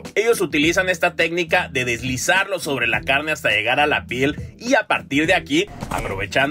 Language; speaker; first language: Spanish; native; Spanish